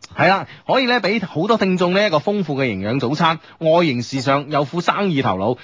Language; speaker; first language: Cantonese; native; Cantonese